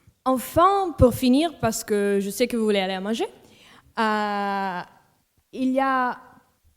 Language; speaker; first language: French; non-native, local second language; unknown